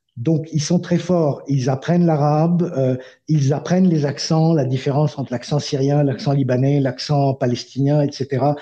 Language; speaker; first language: French; non-native, local second language; Arabic